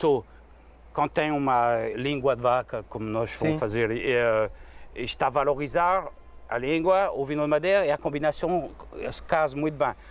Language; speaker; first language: Portuguese; non-native, fluent; French